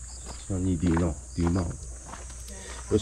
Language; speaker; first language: Thai; non-native, fluent; Japanese